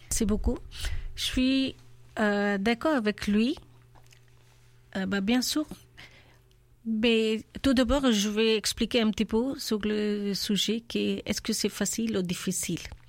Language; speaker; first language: French; non-native, learner; Urdu